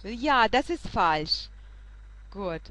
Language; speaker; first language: German; non-native, fluent; Russian